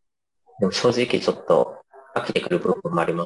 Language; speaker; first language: Japanese; native; Japanese